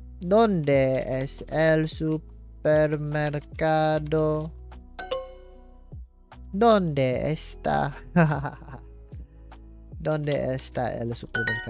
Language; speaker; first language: Spanish; non-native, learner; English